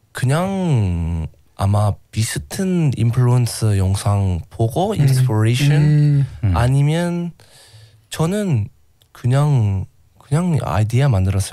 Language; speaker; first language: Korean; non-native, learner; English